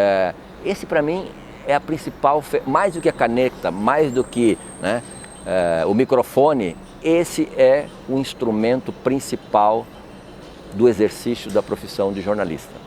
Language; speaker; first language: Portuguese; native; Portuguese